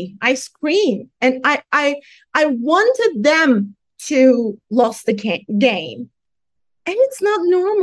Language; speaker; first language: English; non-native, fluent; Persian